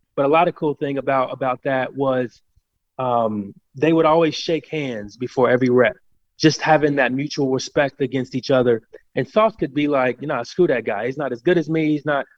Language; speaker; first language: English; native; English